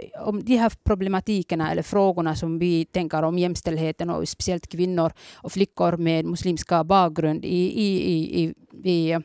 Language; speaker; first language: Swedish; early bilingual, other home language; Somali